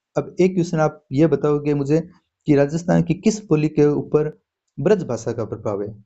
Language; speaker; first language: Hindi; native; Hindi